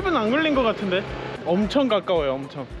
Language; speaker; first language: Korean; native; Korean